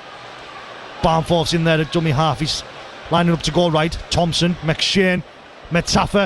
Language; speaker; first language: English; native; English